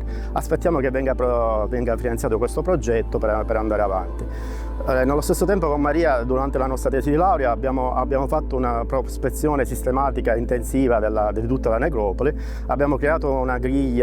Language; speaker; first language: Italian; native; Italian